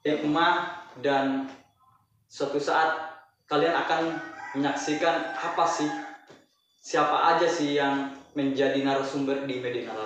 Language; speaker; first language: Indonesian; native; Indonesian